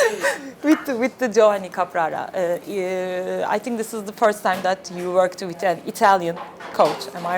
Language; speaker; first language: English; non-native, fluent; Turkish